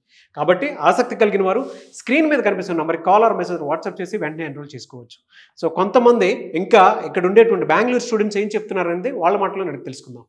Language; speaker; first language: Telugu; native; Telugu